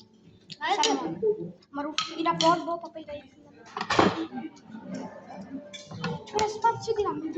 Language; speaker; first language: Italian; early bilingual, other home language; Bangla